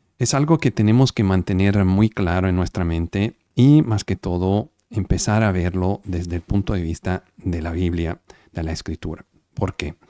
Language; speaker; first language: Spanish; non-native, fluent; Italian